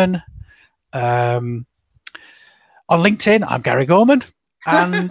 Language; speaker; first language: English; native; English